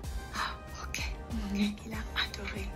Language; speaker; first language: French; non-native, fluent; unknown